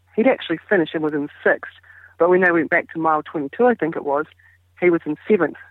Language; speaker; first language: English; native; English